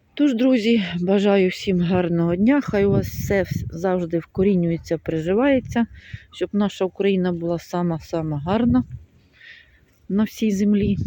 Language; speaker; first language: Ukrainian; native; Ukrainian